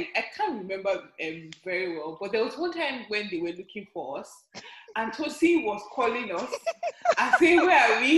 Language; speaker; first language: English; non-native, local second language; Yoruba